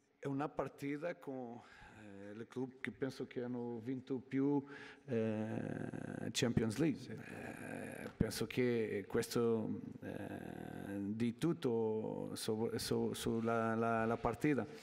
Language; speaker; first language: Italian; non-native, learner; Portuguese